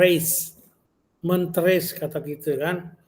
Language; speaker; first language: Indonesian; native; Indonesian